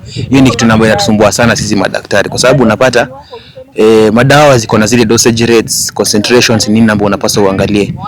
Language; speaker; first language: Swahili; non-native, local second language; Gusii